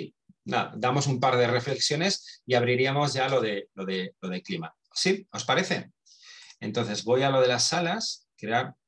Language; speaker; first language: Spanish; native; Spanish